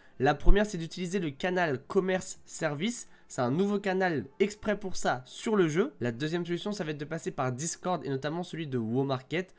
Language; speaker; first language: French; native; French